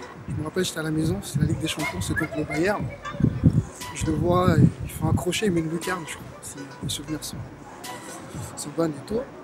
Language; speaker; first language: French; early bilingual, other home language; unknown